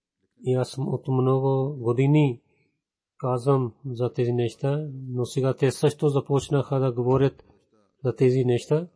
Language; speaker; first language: Bulgarian; non-native, fluent; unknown